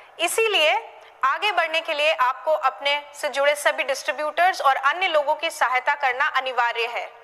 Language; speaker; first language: Hindi; native; Hindi